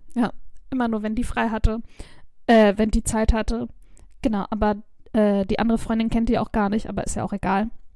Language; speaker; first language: German; native; German